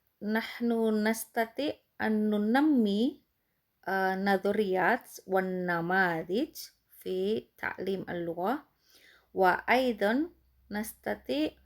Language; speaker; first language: Arabic; non-native, fluent; Indonesian